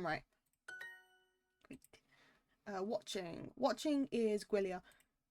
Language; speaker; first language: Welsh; non-native, learner; English